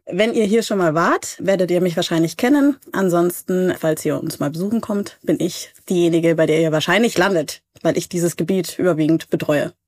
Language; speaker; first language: German; native; German